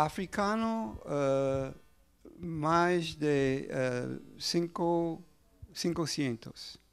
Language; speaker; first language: Portuguese; non-native, learner; English